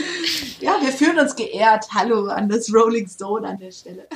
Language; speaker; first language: German; native; German